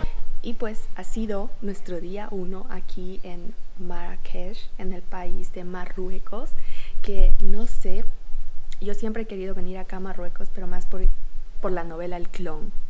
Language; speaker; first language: Spanish; non-native, local second language; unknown